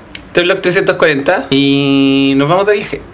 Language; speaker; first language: Spanish; native; Spanish